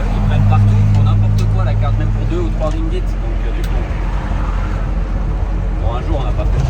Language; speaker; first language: French; native; French